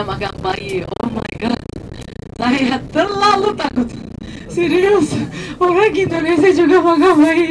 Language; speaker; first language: Indonesian; non-native, learner; Turkish